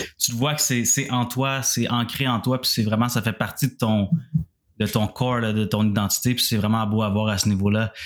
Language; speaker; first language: French; native; French